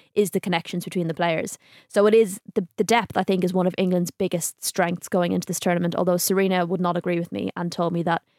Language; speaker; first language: English; native; English